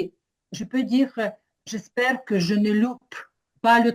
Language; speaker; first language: French; non-native, learner; Ukrainian